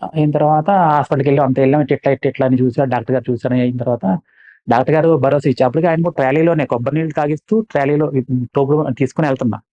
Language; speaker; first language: Telugu; non-native, local second language; Malayalam